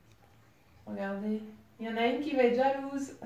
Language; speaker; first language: French; native; French